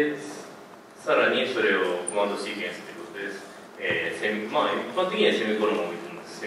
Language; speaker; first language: Japanese; native; Japanese